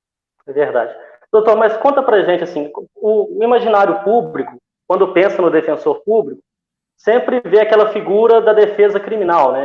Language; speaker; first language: Portuguese; native; Portuguese